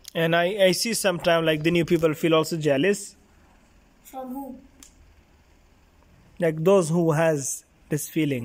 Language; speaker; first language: English; non-native, fluent; Urdu